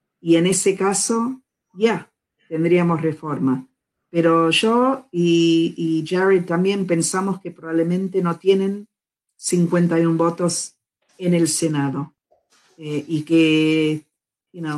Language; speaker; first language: Spanish; non-native, fluent; English